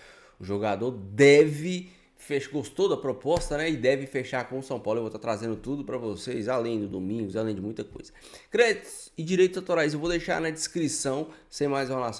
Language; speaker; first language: Portuguese; native; Portuguese